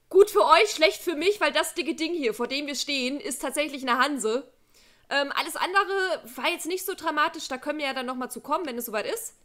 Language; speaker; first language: German; native; German